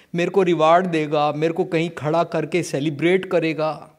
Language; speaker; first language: Hindi; non-native, local second language; Punjabi